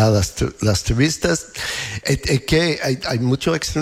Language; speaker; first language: Spanish; non-native, learner; English